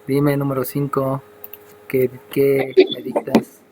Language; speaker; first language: Spanish; native; Spanish